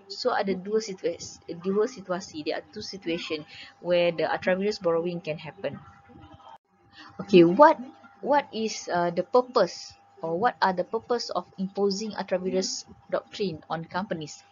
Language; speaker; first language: English; non-native, local second language; Malay